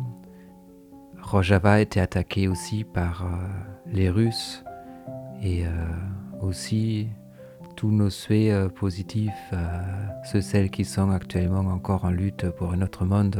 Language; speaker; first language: French; native; French